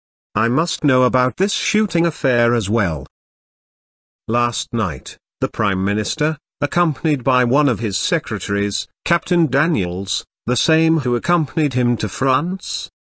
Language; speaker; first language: English; non-native, fluent; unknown